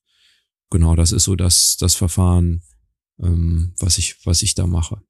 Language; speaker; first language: German; native; German